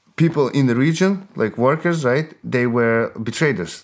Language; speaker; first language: English; non-native, fluent; Ukrainian